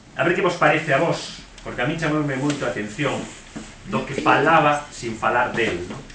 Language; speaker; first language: Galician; non-native, local second language; Spanish